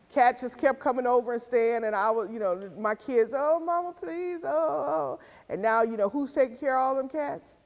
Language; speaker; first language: English; native; English